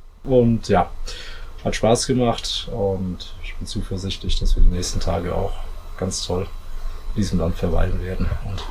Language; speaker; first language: German; native; German